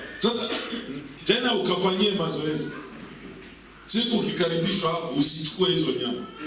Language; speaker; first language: Swahili; native; Swahili